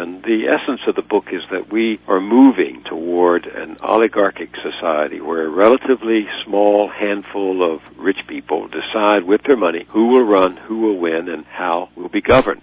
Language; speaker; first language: English; native; English